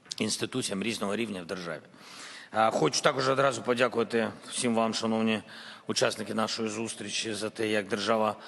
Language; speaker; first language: Ukrainian; non-native, local second language; Russian